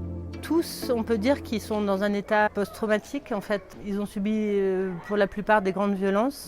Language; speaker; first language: French; native; French